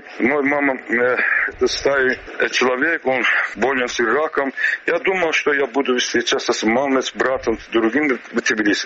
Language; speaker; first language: Russian; non-native, learner; Azerbaijani